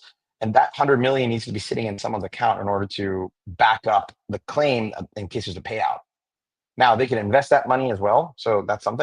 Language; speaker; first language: English; native; English